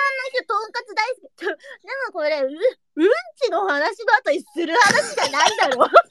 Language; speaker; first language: Japanese; native; Japanese